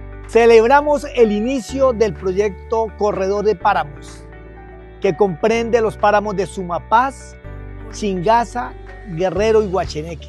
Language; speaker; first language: Spanish; native; Spanish